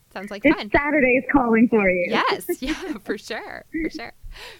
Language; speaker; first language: English; native; English